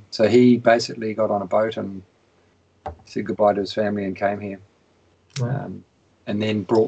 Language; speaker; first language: English; native; English